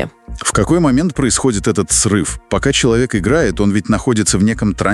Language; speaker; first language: Russian; native; Russian